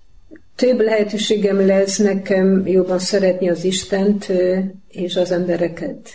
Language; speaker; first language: Hungarian; non-native, learner; Polish